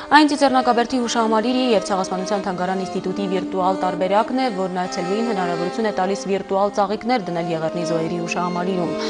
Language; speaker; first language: Armenian; native; Armenian